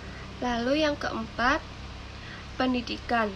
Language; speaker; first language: Indonesian; native; Indonesian